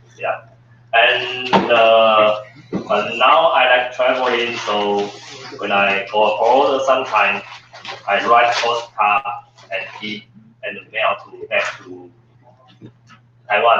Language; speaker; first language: English; non-native, learner; Chinese